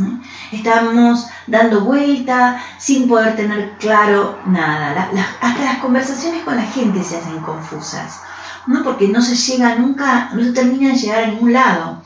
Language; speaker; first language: Spanish; native; Spanish